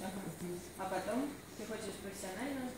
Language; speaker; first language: Russian; native; Russian